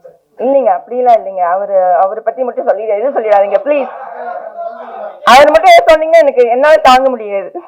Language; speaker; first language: Tamil; early bilingual, heritage; Tamil